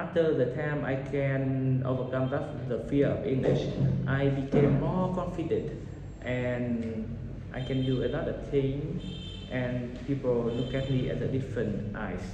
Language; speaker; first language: English; non-native, learner; Vietnamese